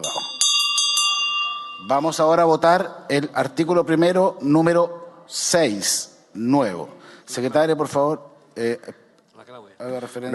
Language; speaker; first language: Spanish; native; Spanish